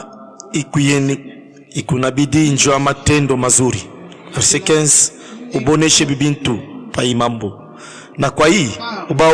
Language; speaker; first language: Swahili; native; Swahili